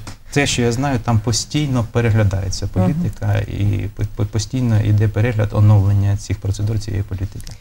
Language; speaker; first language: Ukrainian; native; Ukrainian